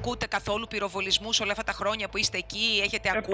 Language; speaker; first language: Greek; native; Greek